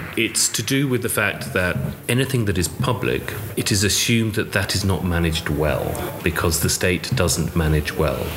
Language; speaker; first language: English; native; English